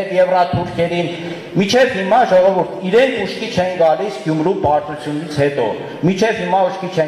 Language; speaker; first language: Armenian; native; Armenian